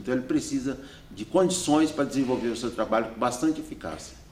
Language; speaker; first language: Portuguese; native; Portuguese